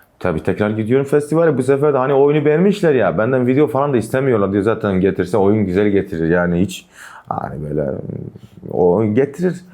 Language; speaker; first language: Turkish; non-native, local second language; Kurdish